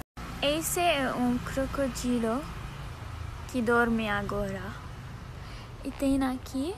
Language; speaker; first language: Portuguese; non-native, learner; Spanish